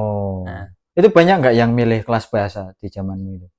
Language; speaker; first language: Indonesian; native; Indonesian